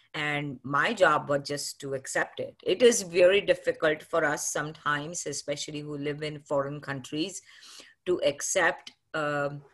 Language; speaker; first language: English; non-native, local second language; Marathi